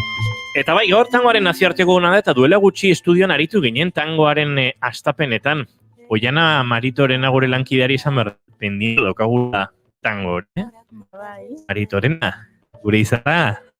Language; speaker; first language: Basque; native; Basque